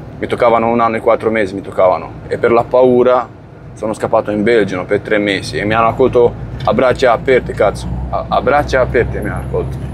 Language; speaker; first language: Italian; non-native, fluent; Romanian